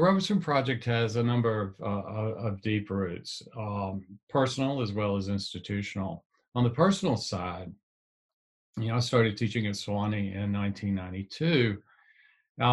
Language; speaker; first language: English; native; English